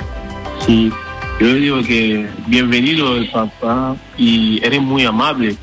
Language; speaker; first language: Spanish; non-native, learner; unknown